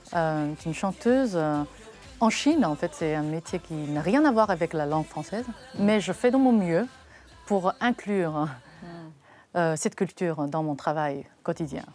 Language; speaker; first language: French; non-native, fluent; Chinese